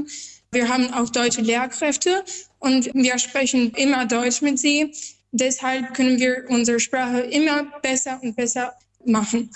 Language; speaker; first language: German; non-native, learner; Albanian